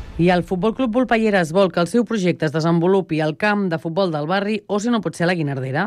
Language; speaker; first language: Catalan; native; Catalan